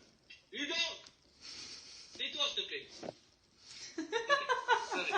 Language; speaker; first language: Dutch; non-native, learner; French